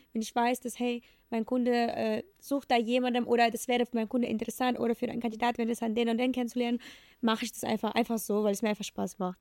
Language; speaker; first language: German; non-native, fluent; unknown